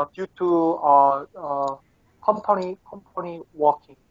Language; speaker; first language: English; non-native, learner; Korean